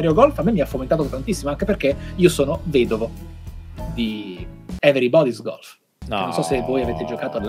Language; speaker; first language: Italian; native; Italian